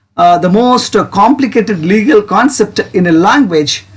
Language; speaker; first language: English; non-native, local second language; Kannada